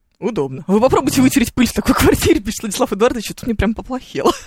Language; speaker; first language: Russian; native; Russian